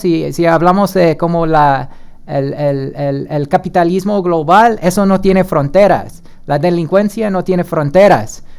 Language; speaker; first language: Spanish; early bilingual, heritage; Spanish